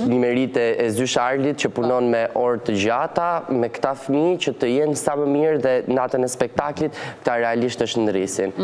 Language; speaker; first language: Albanian; native; Albanian